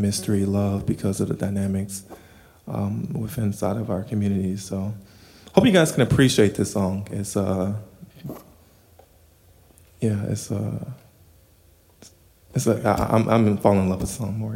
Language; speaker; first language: English; native; English